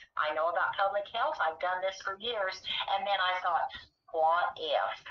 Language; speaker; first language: English; native; English